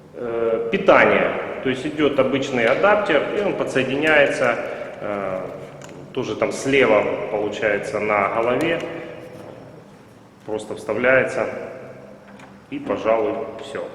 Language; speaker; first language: Russian; native; Russian